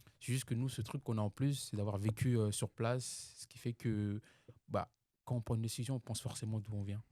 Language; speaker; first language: French; non-native, local second language; Lingala